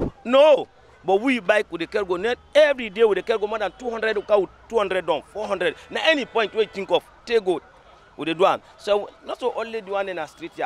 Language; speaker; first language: English; non-native, local second language; Krio